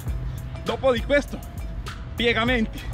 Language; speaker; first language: Italian; non-native, learner; Spanish